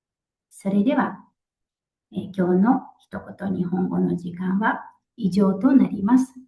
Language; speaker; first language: Japanese; non-native, local second language; Mongolian